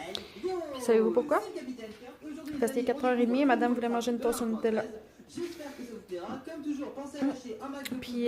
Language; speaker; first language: French; native; French